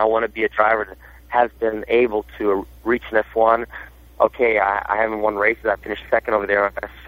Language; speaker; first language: English; non-native, fluent; Portuguese